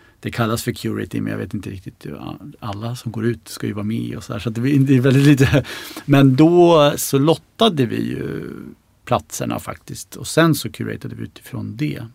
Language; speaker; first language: Swedish; native; Swedish